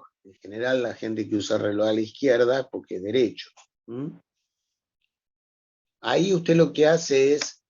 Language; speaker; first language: Spanish; native; Spanish